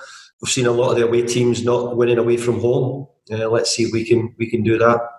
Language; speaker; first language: English; native; English